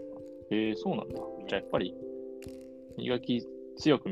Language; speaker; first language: Japanese; native; Japanese